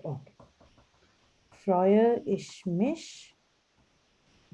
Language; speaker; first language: German; non-native, fluent; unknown